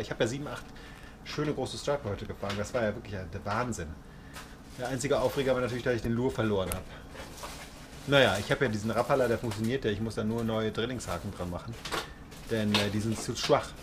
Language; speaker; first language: German; native; German